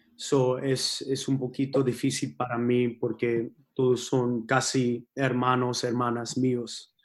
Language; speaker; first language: Spanish; early bilingual, heritage; Spanish